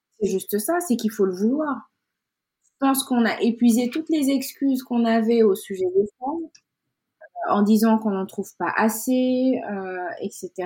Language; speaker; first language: French; non-native, local second language; Wolof